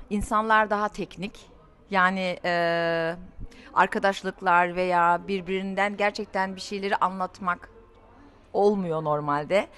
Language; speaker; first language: Turkish; early bilingual, heritage; Turkish